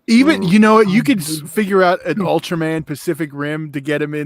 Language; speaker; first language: English; native; English